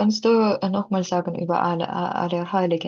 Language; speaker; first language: German; non-native, learner; Russian